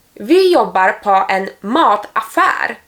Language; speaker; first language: Swedish; non-native, fluent; Polish